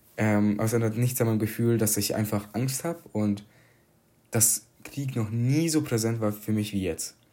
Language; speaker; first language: German; early bilingual, other home language; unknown